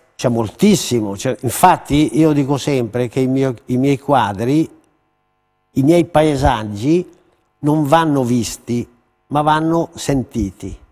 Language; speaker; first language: Italian; native; Italian